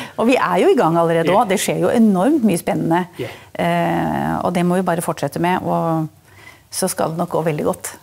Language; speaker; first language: Norwegian; native; Norwegian